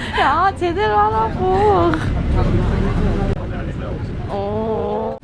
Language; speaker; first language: Korean; native; Korean